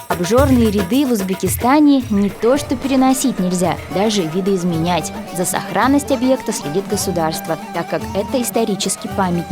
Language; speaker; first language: Russian; native; Russian